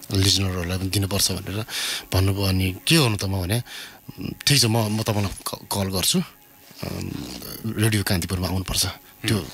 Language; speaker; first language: Nepali; native; Nepali